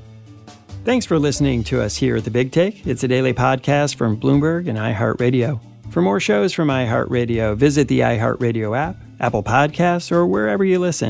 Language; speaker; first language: English; native; English